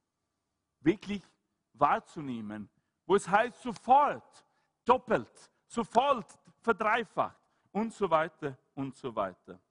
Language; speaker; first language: German; non-native, fluent; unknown